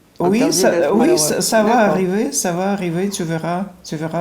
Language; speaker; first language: French; non-native, fluent; Russian